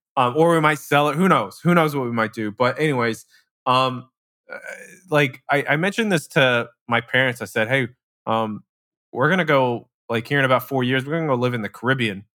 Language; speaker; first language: English; early bilingual, other home language; Filipino